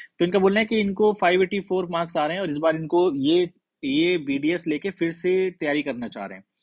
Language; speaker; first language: Hindi; native; Hindi